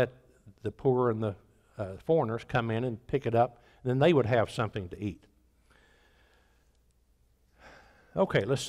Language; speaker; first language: English; native; English